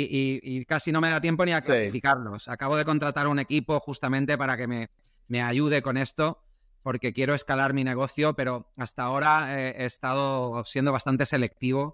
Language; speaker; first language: Spanish; native; Spanish